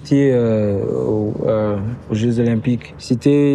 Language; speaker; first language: French; early bilingual, heritage; Lingala